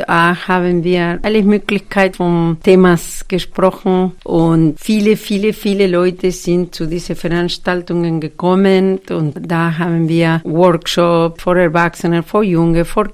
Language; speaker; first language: German; non-native, fluent; Spanish